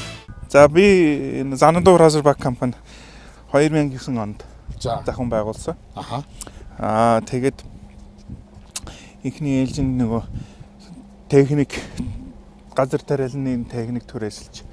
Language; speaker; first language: Mongolian; non-native, fluent; English